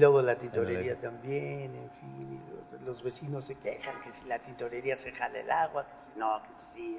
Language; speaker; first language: Spanish; native; Spanish